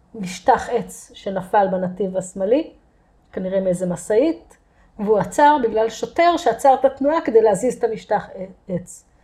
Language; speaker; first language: Hebrew; native; Hebrew